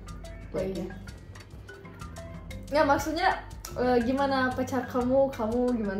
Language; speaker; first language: Indonesian; non-native, fluent; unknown